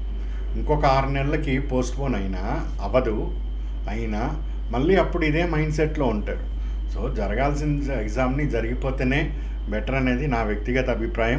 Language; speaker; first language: Telugu; native; Telugu